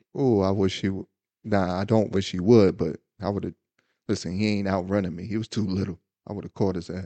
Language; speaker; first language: English; native; English